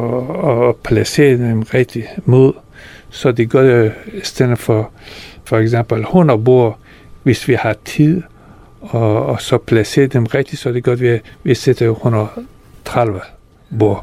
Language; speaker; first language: Danish; non-native, fluent; Persian